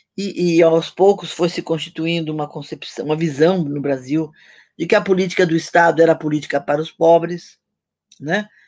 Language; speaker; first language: Portuguese; native; Portuguese